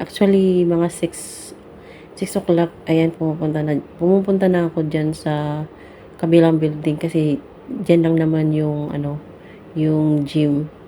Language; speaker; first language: Filipino; non-native, local second language; Cebuano